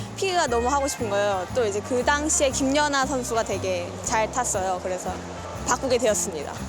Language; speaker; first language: Korean; native; Korean